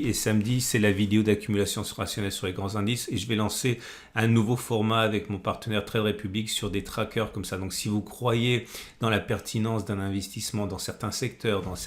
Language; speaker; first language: French; native; French